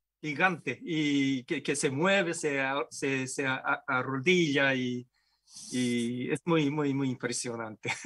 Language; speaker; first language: Spanish; non-native, fluent; Japanese